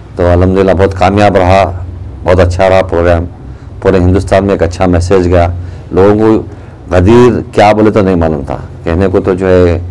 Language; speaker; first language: Urdu; native; Urdu